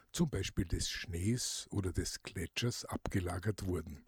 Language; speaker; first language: German; native; German